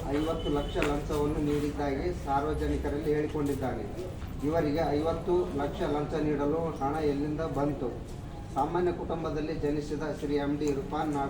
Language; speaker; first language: Kannada; native; Kannada